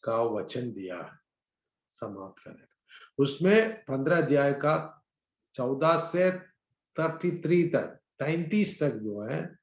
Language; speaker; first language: Hindi; non-native, local second language; Malayalam